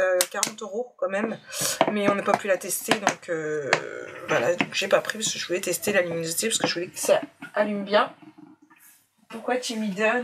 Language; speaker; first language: French; native; French